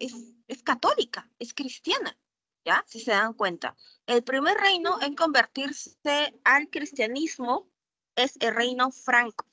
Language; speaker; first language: Spanish; native; Spanish